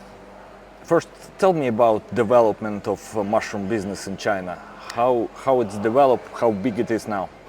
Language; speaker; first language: English; non-native, fluent; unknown